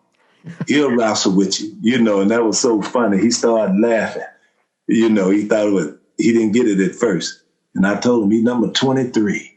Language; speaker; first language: English; native; English